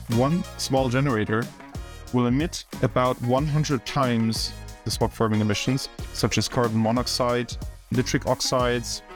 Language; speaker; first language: English; early bilingual, other home language; German